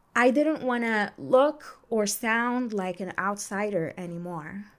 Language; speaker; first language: English; non-native, fluent; Arabic